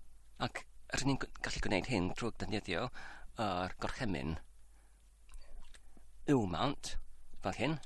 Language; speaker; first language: Welsh; non-native, learner; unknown